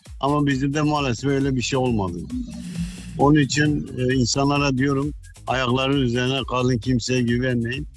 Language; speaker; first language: Turkish; native; Turkish